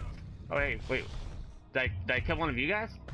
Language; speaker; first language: English; native; English